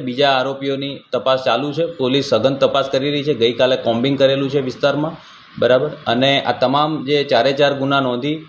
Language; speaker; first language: Gujarati; native; Gujarati